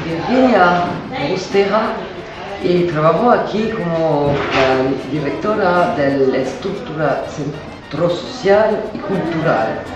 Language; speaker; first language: Spanish; non-native, fluent; French